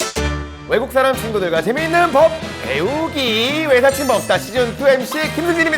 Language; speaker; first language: Korean; native; Korean